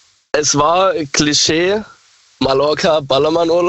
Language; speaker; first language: German; native; German